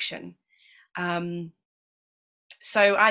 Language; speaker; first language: English; native; English